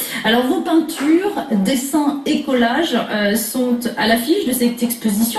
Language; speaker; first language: French; native; French